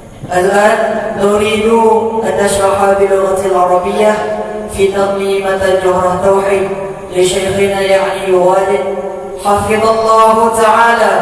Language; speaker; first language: Arabic; non-native, learner; Achinese